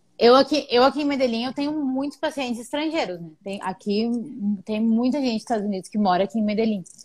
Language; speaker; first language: Portuguese; native; Portuguese